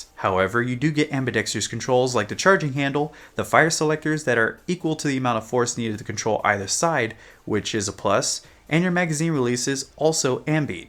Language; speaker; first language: English; native; English